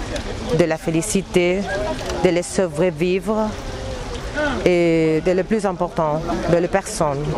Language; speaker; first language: French; non-native, learner; Spanish